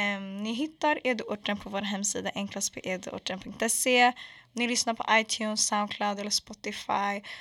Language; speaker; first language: Swedish; early bilingual, other home language; Arabic